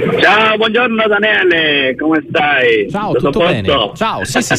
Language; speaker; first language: Italian; non-native, learner; Spanish